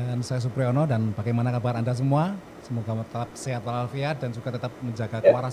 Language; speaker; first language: Indonesian; native; Indonesian